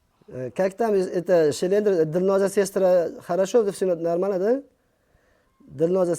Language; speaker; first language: Russian; non-native, learner; Uzbek